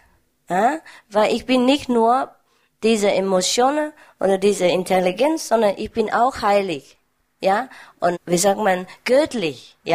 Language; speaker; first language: German; non-native, learner; Vietnamese